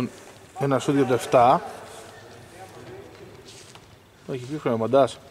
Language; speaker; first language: Greek; native; Greek